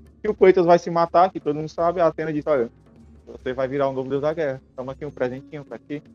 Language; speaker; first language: Portuguese; native; Portuguese